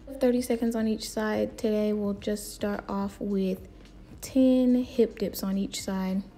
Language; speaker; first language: English; native; English